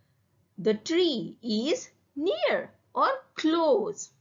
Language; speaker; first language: English; non-native, fluent; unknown